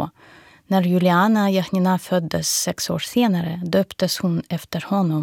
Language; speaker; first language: Swedish; non-native, fluent; Russian